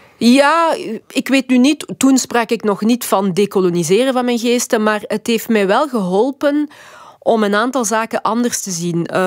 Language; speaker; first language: Dutch; early bilingual, other home language; Lingala